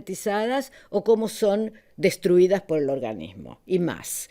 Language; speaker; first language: Spanish; native; Spanish